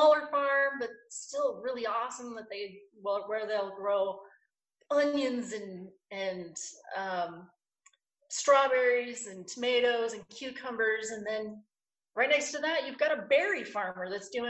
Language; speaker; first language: English; native; English